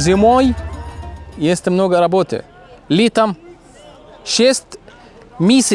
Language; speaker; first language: Russian; non-native, learner; Arabic